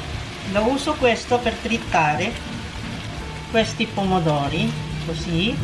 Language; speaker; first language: Italian; non-native, local second language; Filipino